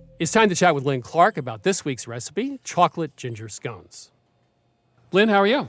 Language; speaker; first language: English; native; English